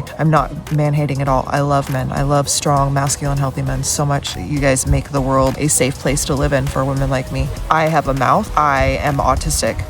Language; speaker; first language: English; native; English